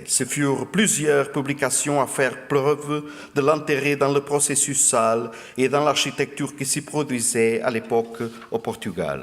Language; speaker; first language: French; non-native, fluent; Portuguese